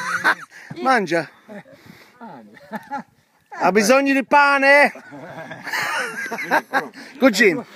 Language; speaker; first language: Italian; early bilingual, heritage; English